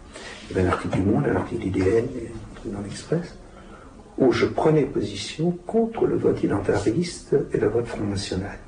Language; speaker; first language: French; native; French